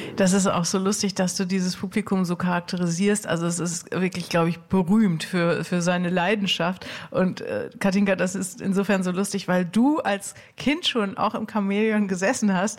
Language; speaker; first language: German; native; German